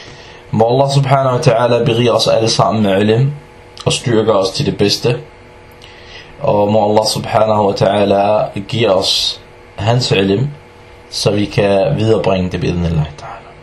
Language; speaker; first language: Danish; non-native, fluent; Arabic